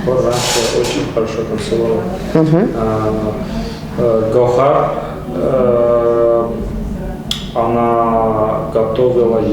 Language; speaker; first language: Russian; non-native, local second language; Kazakh